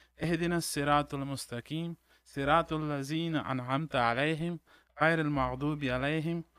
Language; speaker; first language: Portuguese; non-native, learner; Arabic